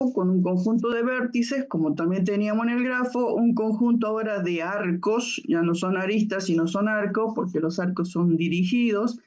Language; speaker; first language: Spanish; native; Spanish